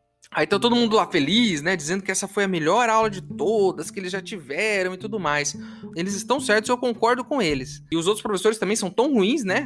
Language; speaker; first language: Portuguese; native; Portuguese